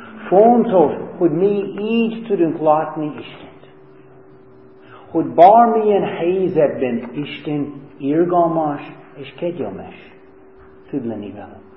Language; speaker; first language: Hungarian; non-native, fluent; English